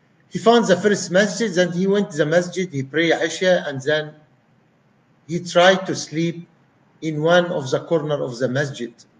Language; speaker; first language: English; non-native, fluent; Arabic